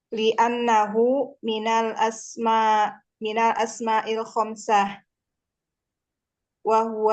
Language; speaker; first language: Arabic; non-native, learner; Indonesian